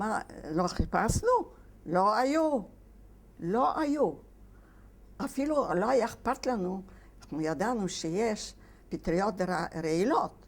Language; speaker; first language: Hebrew; non-native, fluent; Polish